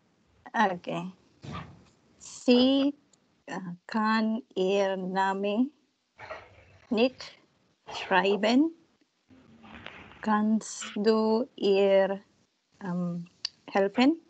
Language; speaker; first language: German; non-native, learner; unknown